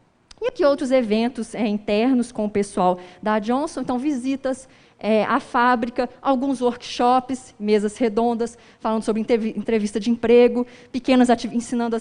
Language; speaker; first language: Portuguese; native; Portuguese